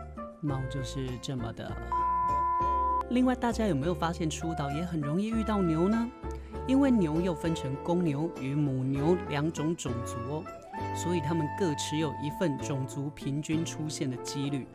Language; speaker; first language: Chinese; native; Chinese